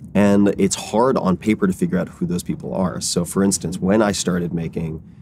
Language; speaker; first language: English; native; English